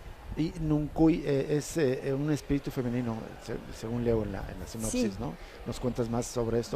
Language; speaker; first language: Spanish; native; Spanish